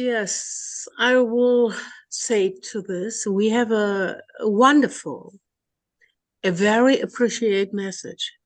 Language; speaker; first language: English; non-native, learner; German